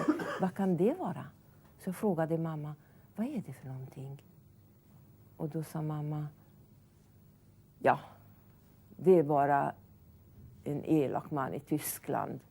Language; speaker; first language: Swedish; non-native, fluent; Hungarian